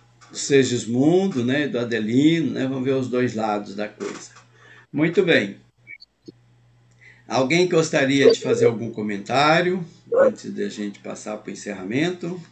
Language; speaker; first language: Portuguese; native; Portuguese